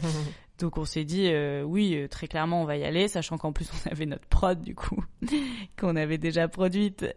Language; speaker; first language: French; native; French